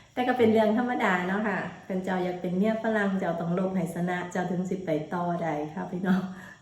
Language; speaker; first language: Thai; native; Thai